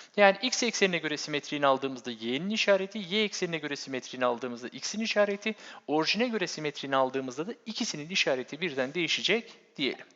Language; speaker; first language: Turkish; native; Turkish